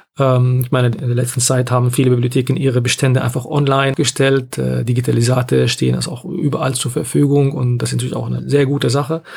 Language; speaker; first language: German; non-native, fluent; Arabic